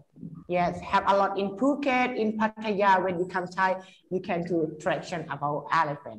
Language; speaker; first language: English; non-native, learner; Thai